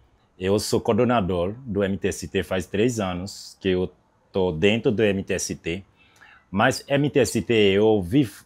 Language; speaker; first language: Portuguese; non-native, learner; Haitian Creole